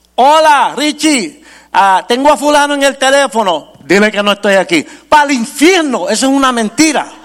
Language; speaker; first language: Spanish; early bilingual, heritage; Spanish